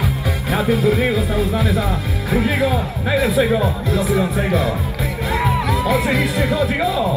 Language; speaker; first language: Polish; native; Polish